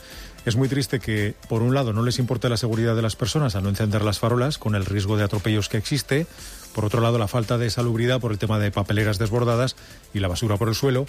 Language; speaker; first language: Spanish; native; Spanish